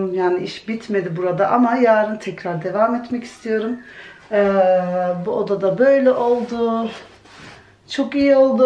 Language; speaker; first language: Turkish; early bilingual, other home language; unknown